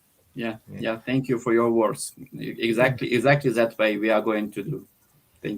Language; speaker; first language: English; non-native, fluent; Ukrainian